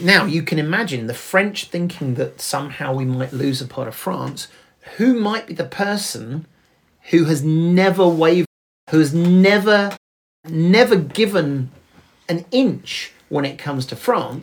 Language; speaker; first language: English; native; English